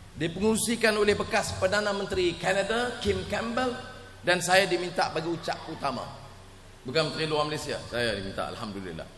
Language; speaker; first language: Malay; native; Malay